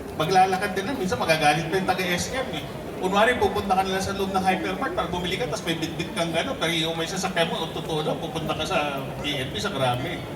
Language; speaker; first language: Filipino; non-native, local second language; Iloko